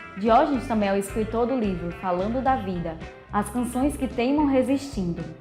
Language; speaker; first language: Portuguese; native; Portuguese